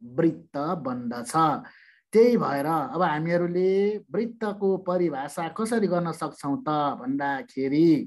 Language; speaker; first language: Nepali; native; Nepali